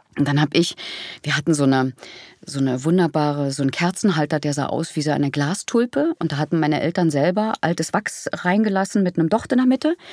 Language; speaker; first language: German; native; German